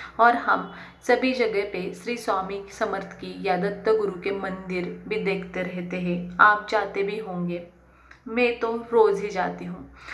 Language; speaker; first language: Hindi; non-native, local second language; Marathi